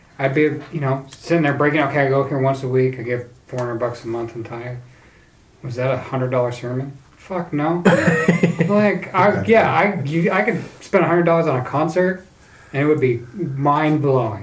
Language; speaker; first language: English; native; English